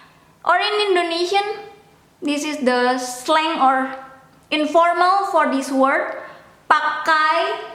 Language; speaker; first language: English; non-native, local second language; Indonesian